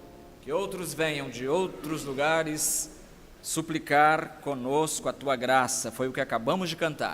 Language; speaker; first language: Portuguese; native; Portuguese